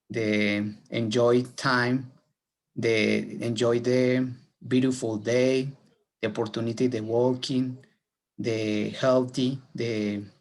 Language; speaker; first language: English; non-native, learner; Spanish